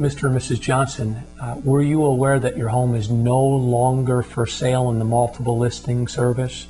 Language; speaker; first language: English; native; English